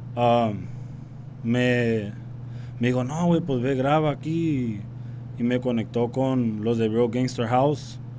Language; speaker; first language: Spanish; early bilingual, heritage; Spanish